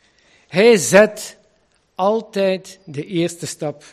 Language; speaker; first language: Dutch; native; Dutch